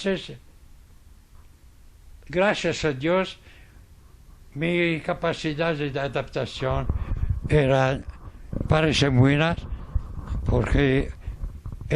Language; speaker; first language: Spanish; non-native, fluent; Arabic